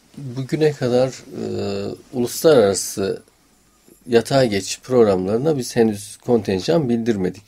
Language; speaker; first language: Turkish; native; Turkish